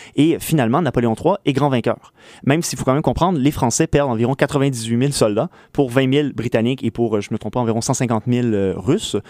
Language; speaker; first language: French; native; French